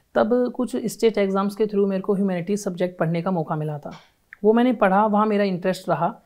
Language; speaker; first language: Hindi; native; Hindi